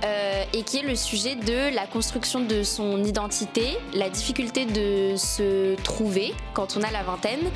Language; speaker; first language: French; native; French